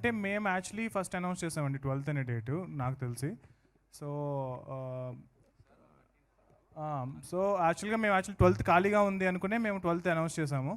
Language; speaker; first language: Telugu; native; Telugu